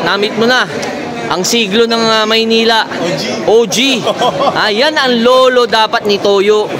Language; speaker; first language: Filipino; native; Filipino